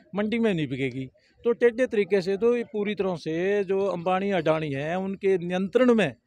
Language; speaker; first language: Hindi; native; Hindi